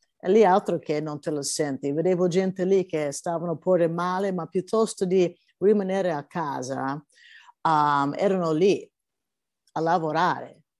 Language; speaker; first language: Italian; non-native, fluent; English